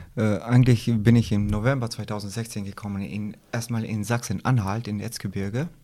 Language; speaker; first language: German; non-native, learner; Albanian